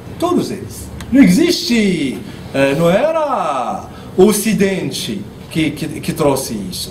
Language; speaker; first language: Portuguese; non-native, fluent; Arabic